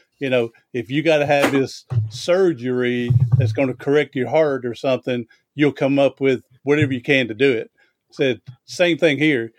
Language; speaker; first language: English; native; English